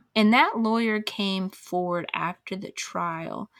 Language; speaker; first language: English; native; English